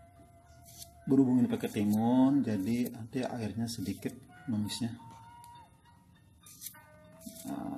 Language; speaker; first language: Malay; non-native, local second language; Sundanese